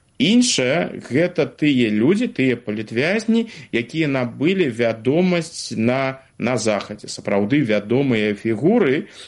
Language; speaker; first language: Belarusian; non-native, local second language; Russian